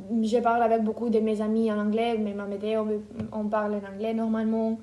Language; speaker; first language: French; non-native, fluent; Ukrainian